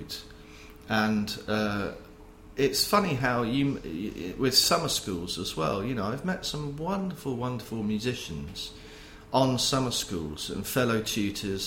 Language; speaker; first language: English; native; English